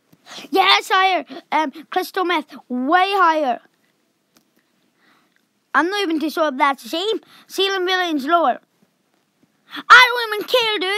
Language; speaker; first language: English; native; English